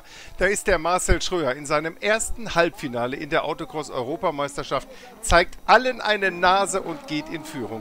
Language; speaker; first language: German; native; German